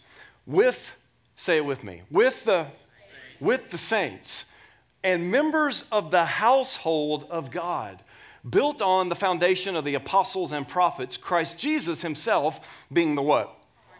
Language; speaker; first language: English; native; English